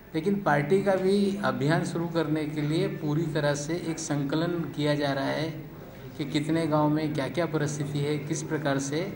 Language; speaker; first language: Hindi; non-native, local second language; Marathi